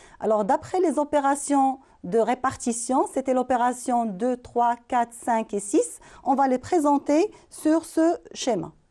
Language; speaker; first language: French; non-native, local second language; Arabic